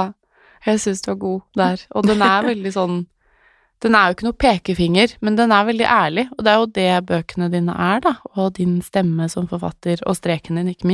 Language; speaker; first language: Norwegian; native; Norwegian